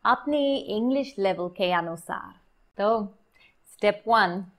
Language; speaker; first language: Hindi; non-native, learner; English